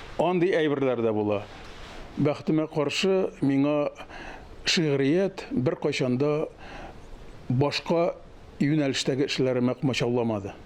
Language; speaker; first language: Tatar; native; Tatar